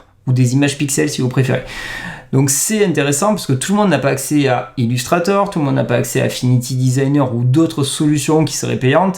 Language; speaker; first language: French; native; French